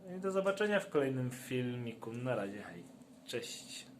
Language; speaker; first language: Polish; native; Polish